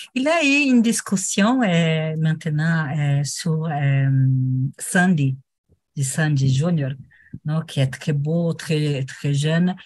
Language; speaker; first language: French; non-native, learner; Portuguese